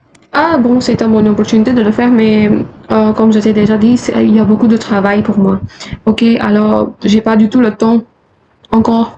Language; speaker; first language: French; non-native, fluent; Hindi